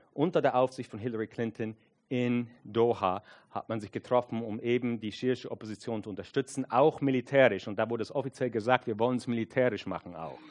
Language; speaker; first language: German; non-native, fluent; English